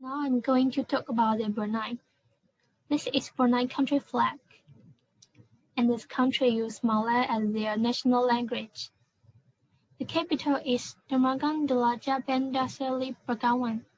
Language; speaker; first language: English; non-native, learner; Malay